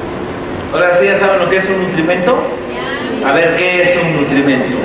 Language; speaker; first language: Spanish; native; Spanish